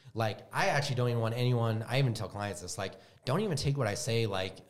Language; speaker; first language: English; native; English